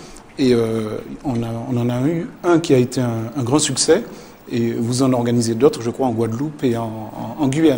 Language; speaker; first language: French; native; French